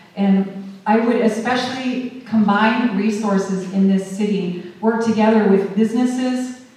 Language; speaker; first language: English; native; English